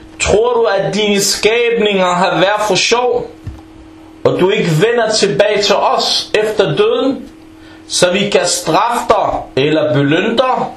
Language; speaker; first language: Danish; non-native, fluent; Arabic